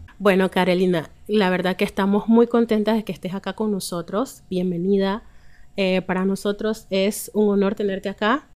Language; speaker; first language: Spanish; native; Spanish